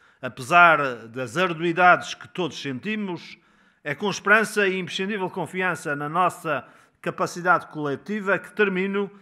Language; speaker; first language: Portuguese; native; Portuguese